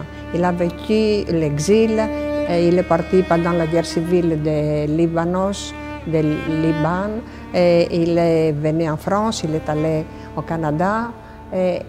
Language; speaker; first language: French; non-native, fluent; Greek